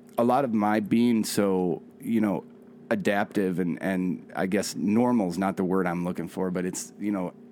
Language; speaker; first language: English; native; English